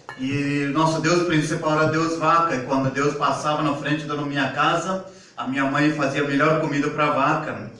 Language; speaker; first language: Portuguese; non-native, fluent; Hindi